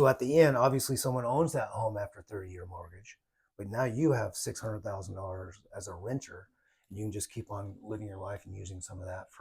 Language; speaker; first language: English; native; English